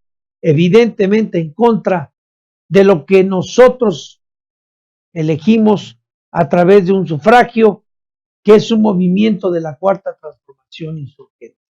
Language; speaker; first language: Spanish; native; Spanish